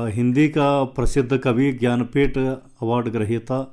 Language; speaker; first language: Hindi; non-native, local second language; Telugu